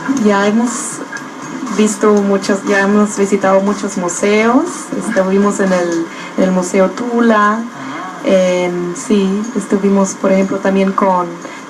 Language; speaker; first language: Spanish; non-native, fluent; German